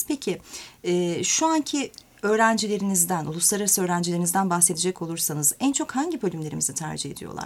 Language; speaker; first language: Turkish; native; Turkish